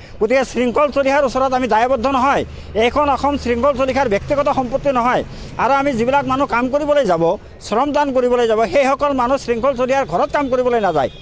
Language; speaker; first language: Assamese; non-native, local second language; Bangla